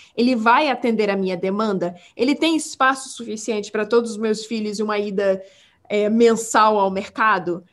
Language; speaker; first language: Portuguese; non-native, local second language; English